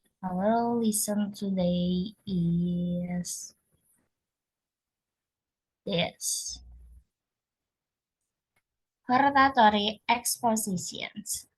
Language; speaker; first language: English; non-native, learner; Indonesian